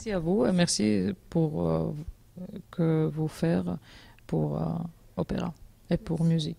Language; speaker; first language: French; non-native, learner; Georgian